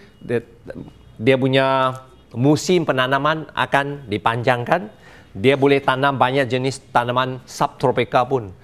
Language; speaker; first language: Malay; non-native, local second language; Chinese